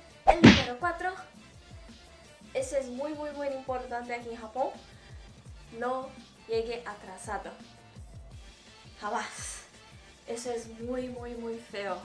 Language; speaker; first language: Spanish; non-native, fluent; Portuguese